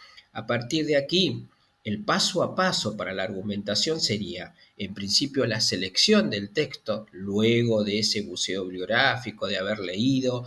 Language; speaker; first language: Spanish; native; Spanish